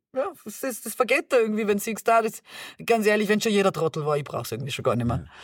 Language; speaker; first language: German; early bilingual, other home language; Serbian